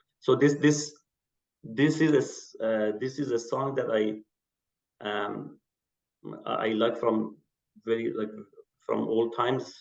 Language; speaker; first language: English; non-native, fluent; Persian